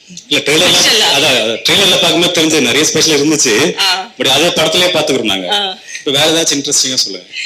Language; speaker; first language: Tamil; native; Tamil